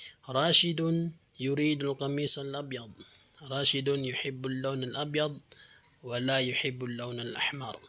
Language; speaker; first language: Arabic; non-native, fluent; Filipino